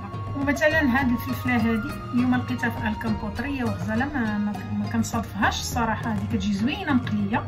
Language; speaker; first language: Arabic; native; Arabic